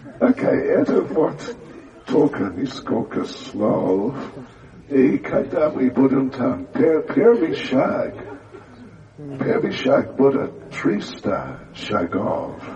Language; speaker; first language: Russian; non-native, learner; English